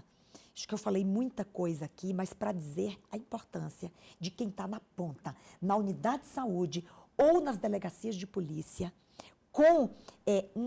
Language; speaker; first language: Portuguese; native; Portuguese